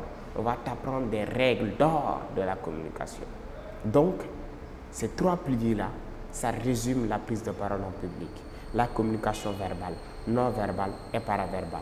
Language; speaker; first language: French; non-native, local second language; Wolof